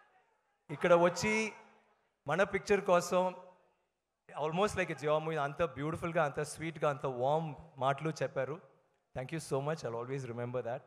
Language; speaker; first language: Telugu; non-native, fluent; Tamil